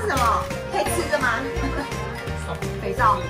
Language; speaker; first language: Chinese; native; Chinese